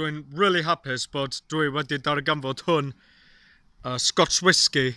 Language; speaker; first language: Welsh; non-native, learner; English